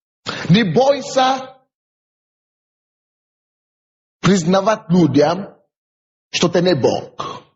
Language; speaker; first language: Russian; non-native, fluent; Yoruba